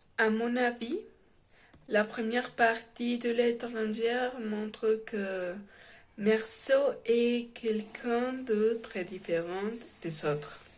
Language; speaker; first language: French; non-native, learner; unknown